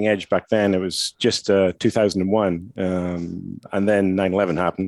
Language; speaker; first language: English; native; English